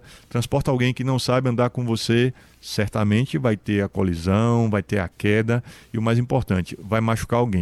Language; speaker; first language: Portuguese; native; Portuguese